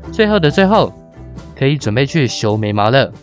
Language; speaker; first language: Chinese; native; Chinese